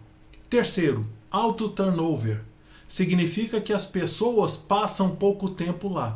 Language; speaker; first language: Portuguese; native; Portuguese